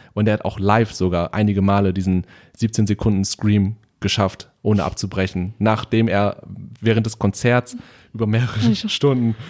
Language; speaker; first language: German; early bilingual, other home language; Vietnamese